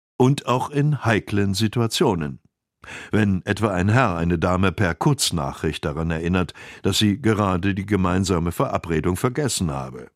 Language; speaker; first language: German; native; German